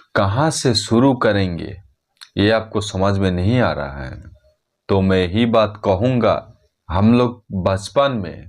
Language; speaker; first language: Hindi; non-native, fluent; Bangla